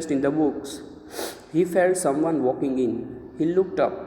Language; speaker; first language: English; non-native, local second language; Gujarati